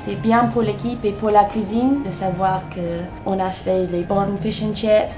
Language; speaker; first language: French; non-native, learner; English